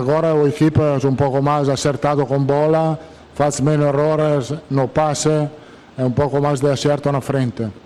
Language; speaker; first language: Portuguese; non-native, fluent; Italian